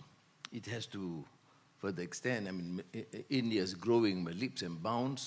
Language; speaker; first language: English; non-native, local second language; Malay